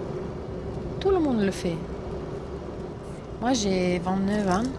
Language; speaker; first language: French; non-native, fluent; Italian